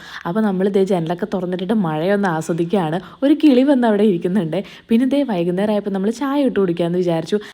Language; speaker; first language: Malayalam; native; Malayalam